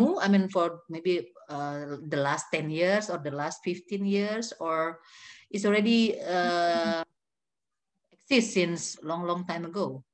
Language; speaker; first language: English; non-native, learner; Indonesian